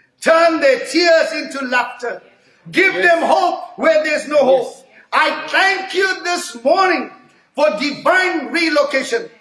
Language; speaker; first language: English; native; English